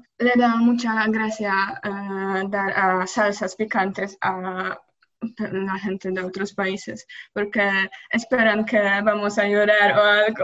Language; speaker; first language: Spanish; non-native, learner; Polish